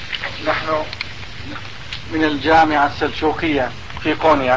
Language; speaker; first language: Arabic; non-native, learner; Turkish